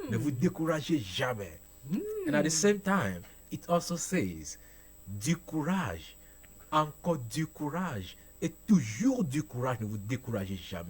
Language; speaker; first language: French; non-native, fluent; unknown